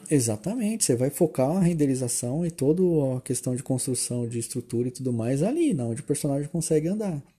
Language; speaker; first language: Portuguese; native; Portuguese